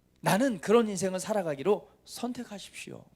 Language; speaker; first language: Korean; native; Korean